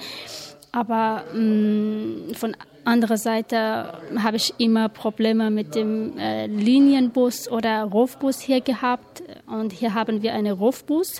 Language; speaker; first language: German; non-native, learner; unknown